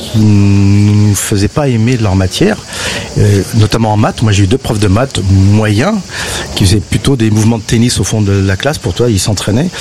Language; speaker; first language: French; native; French